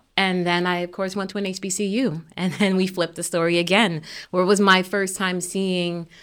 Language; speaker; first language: English; native; English